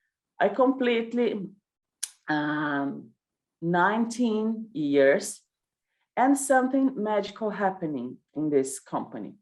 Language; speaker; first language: English; non-native, learner; Portuguese